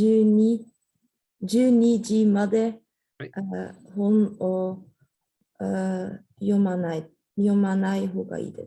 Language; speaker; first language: Japanese; non-native, learner; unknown